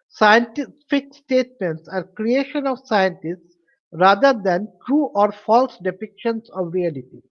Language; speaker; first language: English; non-native, local second language; Bangla